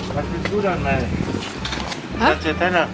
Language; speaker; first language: German; native; German